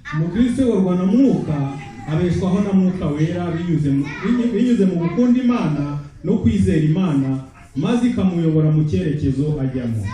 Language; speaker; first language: Kinyarwanda; native; Kinyarwanda